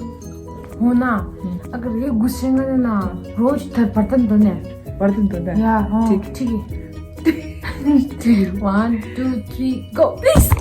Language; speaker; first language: Hindi; non-native, local second language; Tibetan